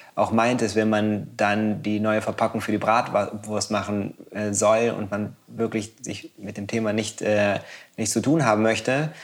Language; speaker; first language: German; non-native, fluent; Spanish